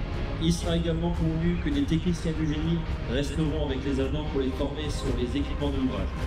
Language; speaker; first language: French; native; French